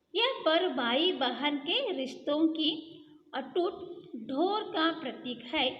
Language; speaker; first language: Hindi; non-native, local second language; Kannada